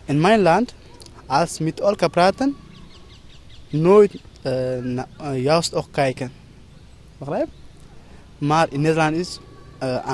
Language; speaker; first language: Dutch; non-native, learner; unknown